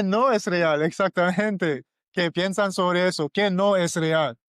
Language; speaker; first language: Spanish; non-native, learner; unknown